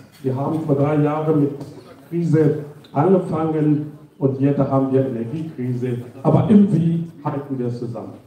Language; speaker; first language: German; non-native, fluent; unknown